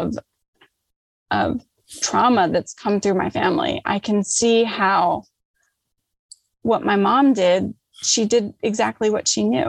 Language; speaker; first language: English; native; English